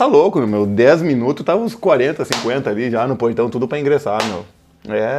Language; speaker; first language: Portuguese; native; Portuguese